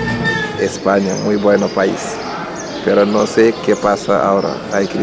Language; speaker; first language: Spanish; non-native, learner; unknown